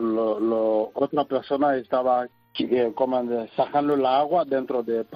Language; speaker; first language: Spanish; non-native, learner; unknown